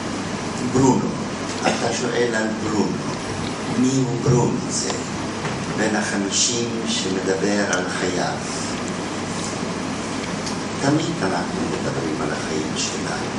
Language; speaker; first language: Hebrew; non-native, fluent; German